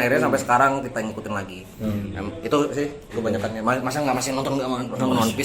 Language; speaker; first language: Indonesian; native; Indonesian